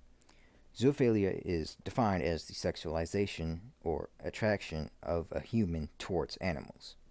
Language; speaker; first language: English; native; English